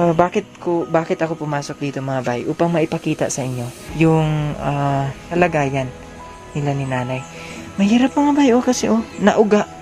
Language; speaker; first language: Filipino; non-native, local second language; Cebuano